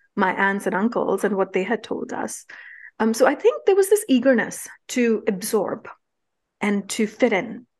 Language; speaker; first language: English; non-native, local second language; Punjabi